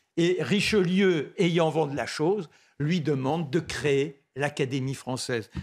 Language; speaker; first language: French; native; French